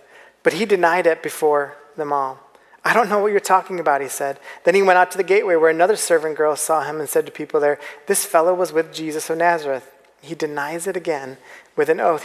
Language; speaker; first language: English; native; English